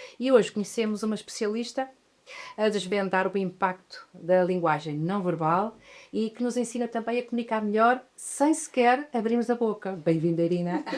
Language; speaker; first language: Portuguese; native; Portuguese